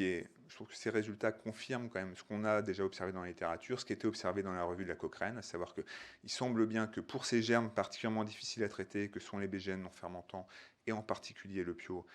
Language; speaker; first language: French; native; French